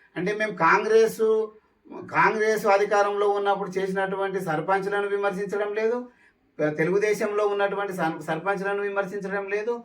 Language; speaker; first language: Telugu; native; Telugu